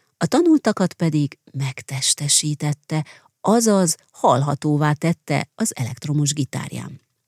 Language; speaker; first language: Hungarian; native; Hungarian